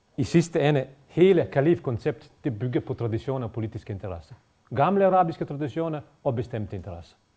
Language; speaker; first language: Danish; non-native, fluent; Bosnian